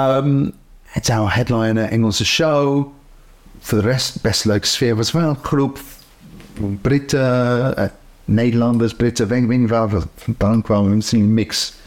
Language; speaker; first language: Dutch; non-native, fluent; English